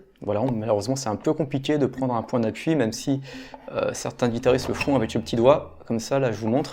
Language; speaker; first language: French; native; French